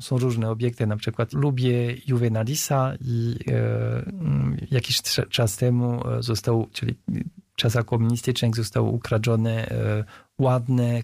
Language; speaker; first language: Polish; non-native, fluent; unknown